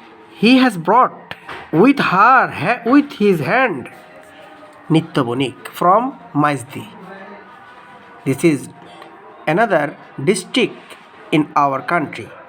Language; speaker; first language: English; non-native, local second language; Bangla